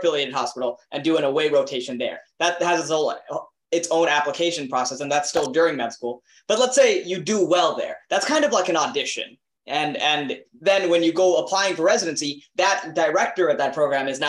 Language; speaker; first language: English; native; English